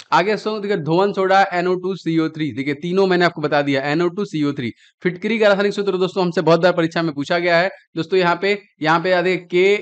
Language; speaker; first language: Hindi; native; Hindi